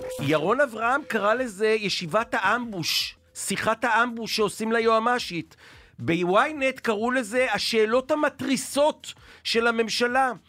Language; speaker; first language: Hebrew; native; Hebrew